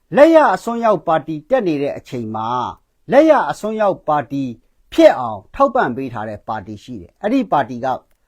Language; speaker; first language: Burmese; non-native, local second language; Kachin